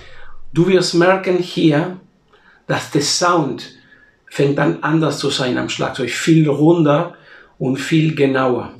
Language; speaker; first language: German; non-native, fluent; Spanish